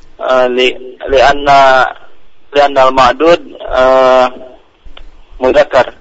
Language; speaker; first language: Arabic; non-native, learner; Indonesian